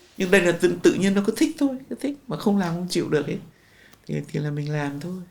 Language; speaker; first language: Vietnamese; native; Vietnamese